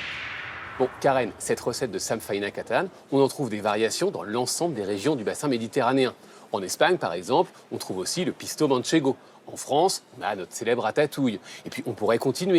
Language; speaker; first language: French; native; French